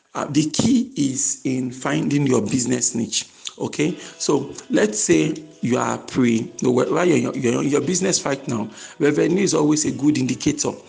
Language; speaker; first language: English; non-native, local second language; Yoruba